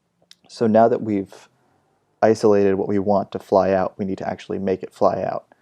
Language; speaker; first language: English; native; English